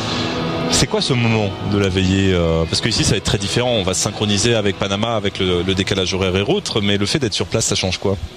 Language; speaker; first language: French; native; French